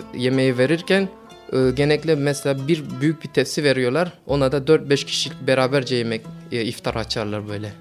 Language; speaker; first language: Turkish; non-native, fluent; Malay